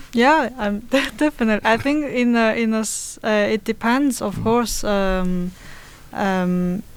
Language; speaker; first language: English; non-native, learner; Chinese